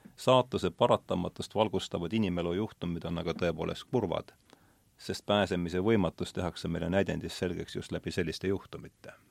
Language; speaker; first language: Estonian; native; Estonian